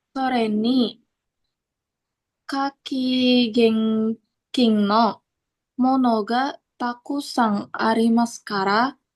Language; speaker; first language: Japanese; non-native, learner; Indonesian